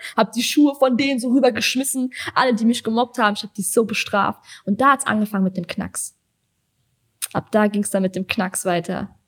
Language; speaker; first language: German; early bilingual, other home language; Persian